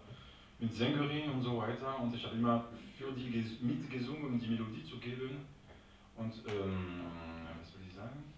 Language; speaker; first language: German; non-native, local second language; French